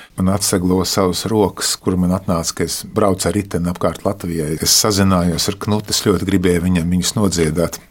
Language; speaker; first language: Latvian; native; Latvian